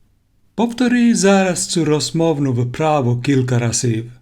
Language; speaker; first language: Ukrainian; non-native, learner; Finnish